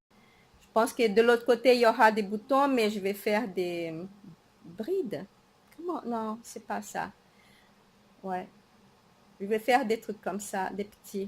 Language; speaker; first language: French; non-native, fluent; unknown